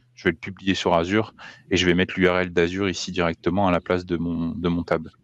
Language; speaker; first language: French; native; French